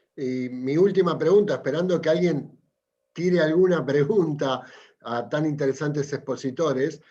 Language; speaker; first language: Spanish; native; Spanish